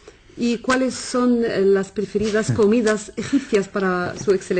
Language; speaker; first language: Spanish; non-native, fluent; Arabic